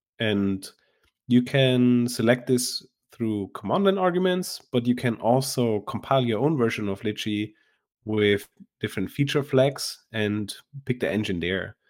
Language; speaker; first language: English; non-native, fluent; German